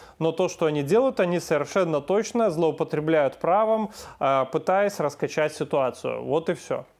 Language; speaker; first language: Russian; native; Russian